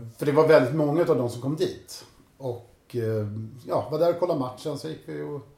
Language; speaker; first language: Swedish; native; Swedish